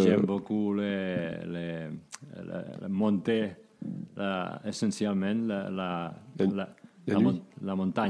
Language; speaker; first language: French; non-native, learner; Spanish